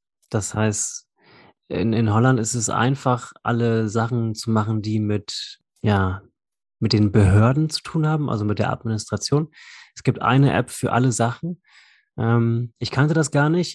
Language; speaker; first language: German; native; German